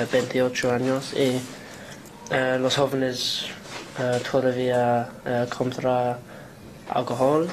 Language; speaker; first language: Spanish; non-native, learner; English